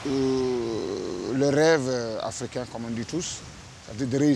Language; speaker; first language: French; non-native, local second language; Fula